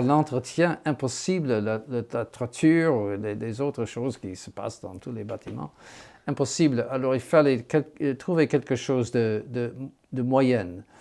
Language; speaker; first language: French; non-native, fluent; English